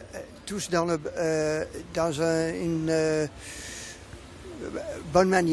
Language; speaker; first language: French; non-native, fluent; English